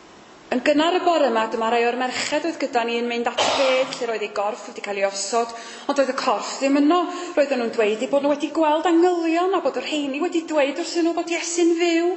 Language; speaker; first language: Welsh; native; Welsh